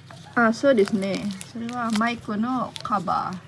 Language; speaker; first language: Japanese; non-native, fluent; Filipino